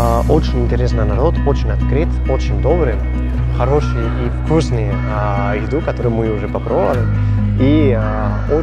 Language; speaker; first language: Russian; non-native, learner; Spanish